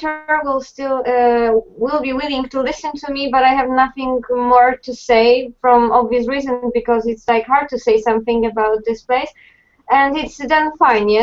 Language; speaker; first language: English; non-native, fluent; Polish